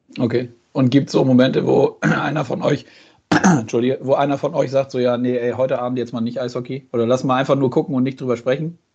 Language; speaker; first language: German; native; German